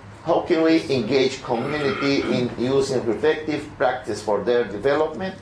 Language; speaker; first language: English; non-native, fluent; Spanish